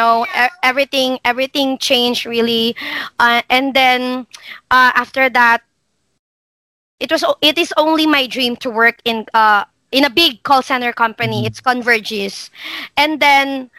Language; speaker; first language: English; non-native, local second language; Hiligaynon